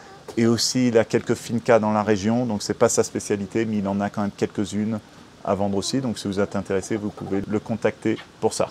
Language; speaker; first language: French; native; French